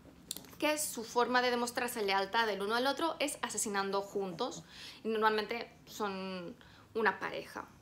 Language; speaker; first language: Spanish; native; Spanish